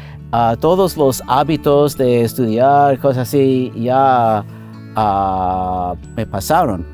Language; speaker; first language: Spanish; non-native, fluent; English